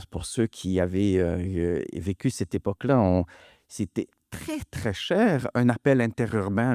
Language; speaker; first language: French; early bilingual, other home language; Hungarian